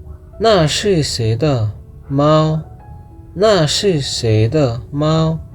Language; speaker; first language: Chinese; non-native, fluent; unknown